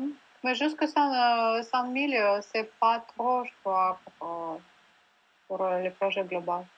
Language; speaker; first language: French; non-native, learner; Russian